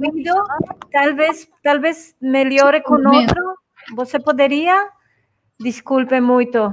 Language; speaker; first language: Portuguese; non-native, fluent; Spanish